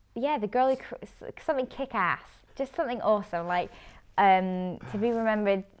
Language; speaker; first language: English; native; English